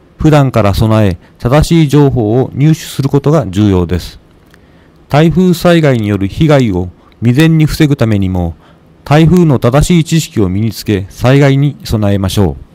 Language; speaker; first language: Japanese; native; Japanese